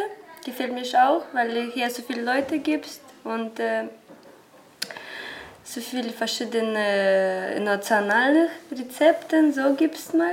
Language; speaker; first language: German; non-native, learner; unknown